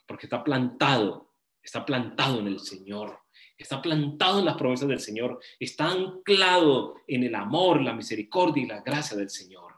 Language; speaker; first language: Spanish; native; Spanish